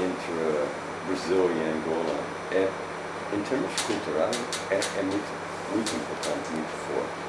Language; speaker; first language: Portuguese; non-native, fluent; English